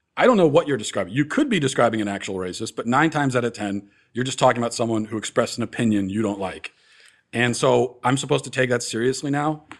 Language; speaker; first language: English; native; English